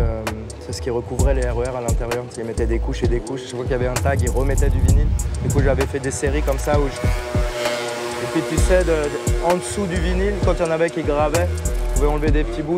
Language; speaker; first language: French; native; French